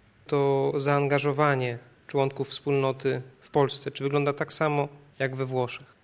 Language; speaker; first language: Polish; native; Polish